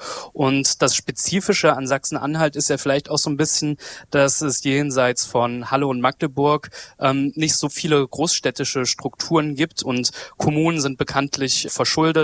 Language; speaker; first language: German; native; German